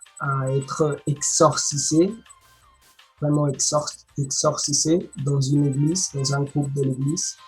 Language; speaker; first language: French; non-native, learner; Spanish